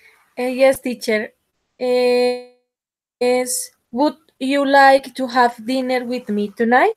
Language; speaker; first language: English; non-native, learner; Spanish